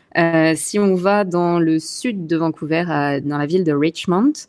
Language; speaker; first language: French; native; French